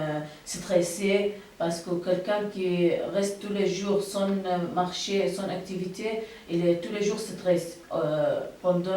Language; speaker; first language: French; non-native, learner; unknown